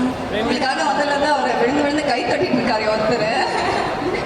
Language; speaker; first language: Tamil; native; Tamil